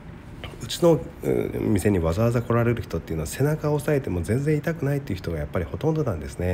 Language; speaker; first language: Japanese; native; Japanese